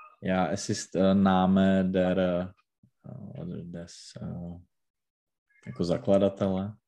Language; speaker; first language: German; non-native, learner; Czech